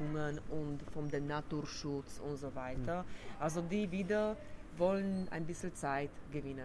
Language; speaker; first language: German; non-native, fluent; Slovak